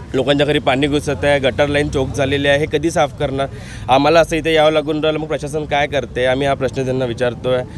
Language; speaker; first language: Marathi; native; Marathi